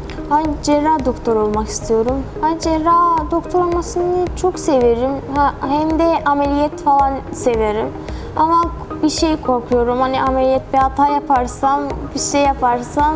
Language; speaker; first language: Turkish; early bilingual, other home language; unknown